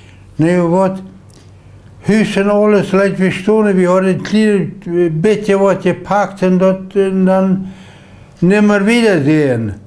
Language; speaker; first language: German; non-native, local second language; Low German